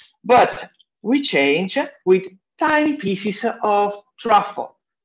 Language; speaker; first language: English; non-native, fluent; Italian